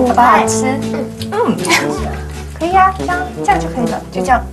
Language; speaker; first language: Chinese; native; Chinese